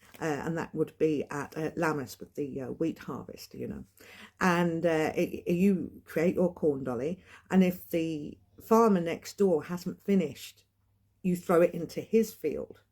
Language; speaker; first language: English; native; English